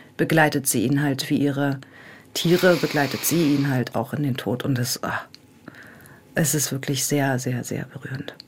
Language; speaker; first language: German; native; German